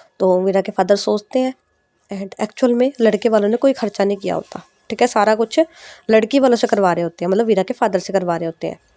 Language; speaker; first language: Hindi; non-native, local second language; Punjabi